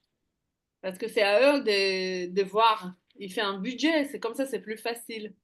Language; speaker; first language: French; non-native, fluent; Hebrew